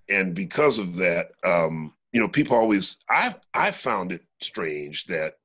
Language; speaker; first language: English; native; English